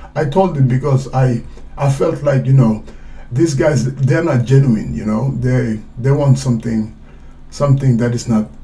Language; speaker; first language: English; non-native, fluent; Swedish